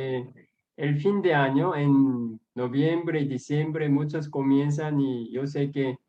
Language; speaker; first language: Spanish; non-native, fluent; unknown